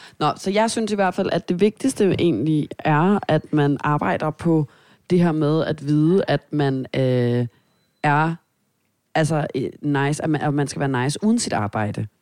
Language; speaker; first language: Danish; native; Danish